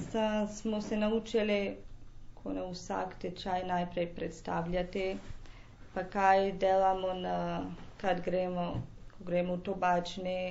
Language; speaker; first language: Slovenian; non-native, local second language; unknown